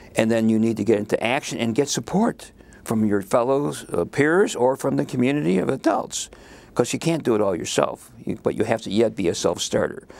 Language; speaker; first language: English; native; English